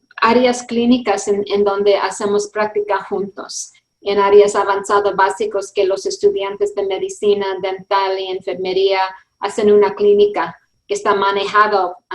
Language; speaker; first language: Spanish; early bilingual, heritage; English